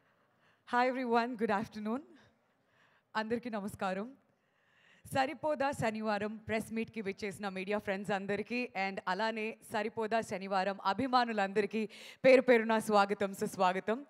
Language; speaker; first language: Telugu; native; Telugu